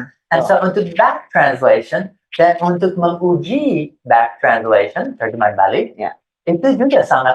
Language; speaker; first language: Indonesian; non-native, fluent; English